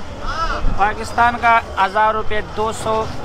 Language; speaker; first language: Hindi; non-native, fluent; Pashto